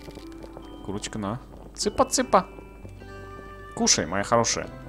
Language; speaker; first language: Russian; native; Russian